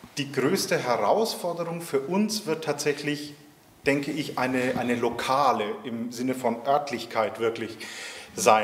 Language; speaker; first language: German; native; German